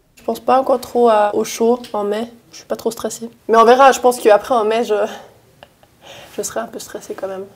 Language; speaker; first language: French; non-native, local second language; German